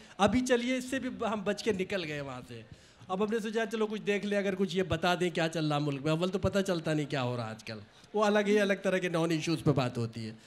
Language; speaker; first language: Hindi; native; Hindi